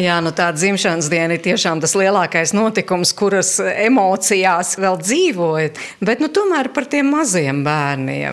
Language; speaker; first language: Latvian; native; Latvian